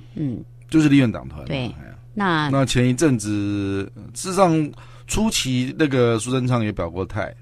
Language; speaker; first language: Chinese; native; Chinese